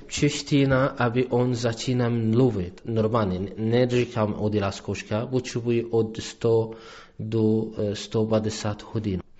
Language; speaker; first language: Czech; non-native, learner; Arabic